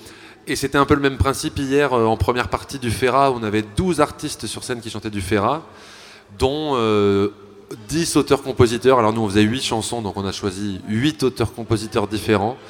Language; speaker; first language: French; native; French